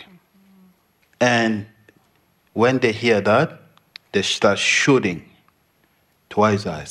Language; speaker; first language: English; non-native, learner; Arabic